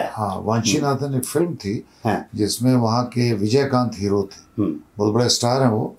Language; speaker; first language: Hindi; native; Hindi